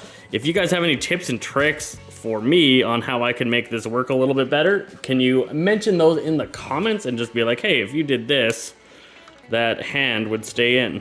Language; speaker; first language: English; native; English